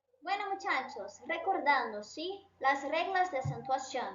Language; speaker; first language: Spanish; non-native, fluent; Portuguese